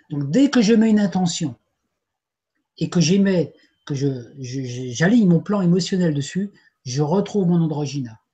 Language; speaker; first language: French; native; French